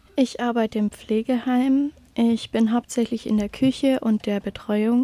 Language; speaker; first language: German; native; German